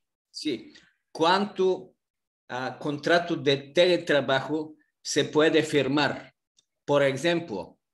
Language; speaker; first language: Spanish; non-native, learner; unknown